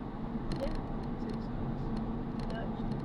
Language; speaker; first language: German; non-native, learner; Filipino